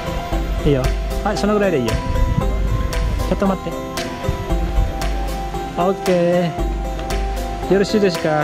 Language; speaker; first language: Japanese; non-native, learner; Indonesian